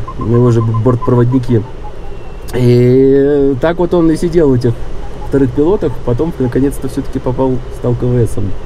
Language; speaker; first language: Russian; native; Russian